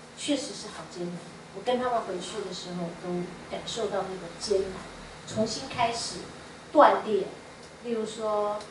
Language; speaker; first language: Chinese; native; Chinese